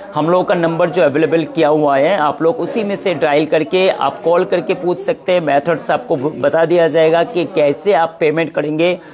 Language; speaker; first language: Hindi; non-native, local second language; Bangla